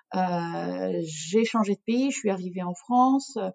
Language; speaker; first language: French; non-native, fluent; Russian